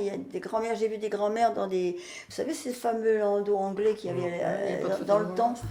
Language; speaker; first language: French; native; French